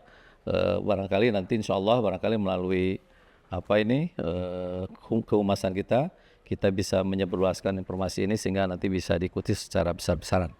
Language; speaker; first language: Indonesian; native; Indonesian